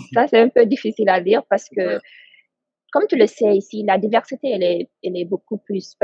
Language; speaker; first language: French; non-native, local second language; Fula